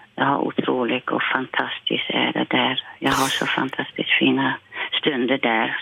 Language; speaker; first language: Swedish; non-native, fluent; Dutch